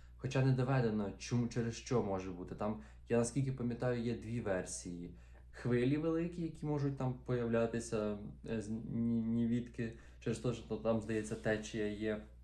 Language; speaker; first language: Ukrainian; native; Ukrainian